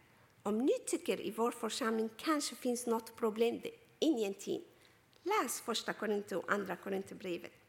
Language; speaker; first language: Swedish; non-native, fluent; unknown